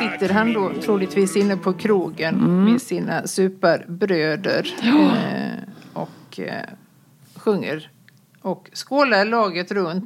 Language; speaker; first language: Swedish; native; Swedish